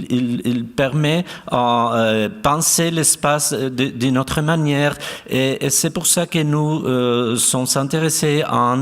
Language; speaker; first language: French; non-native, fluent; Spanish